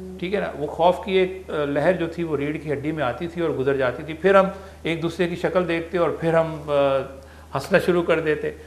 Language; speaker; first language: Urdu; native; Urdu